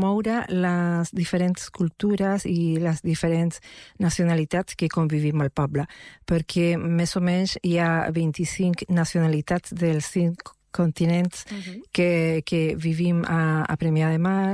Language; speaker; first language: Catalan; non-native, fluent; Spanish